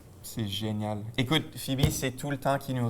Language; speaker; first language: French; native; French